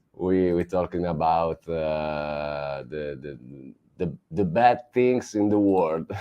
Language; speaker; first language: English; non-native, learner; Italian